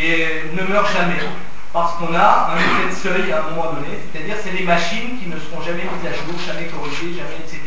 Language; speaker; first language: French; native; French